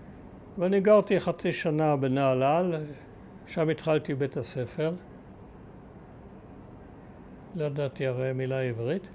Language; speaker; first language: Hebrew; early bilingual, other home language; German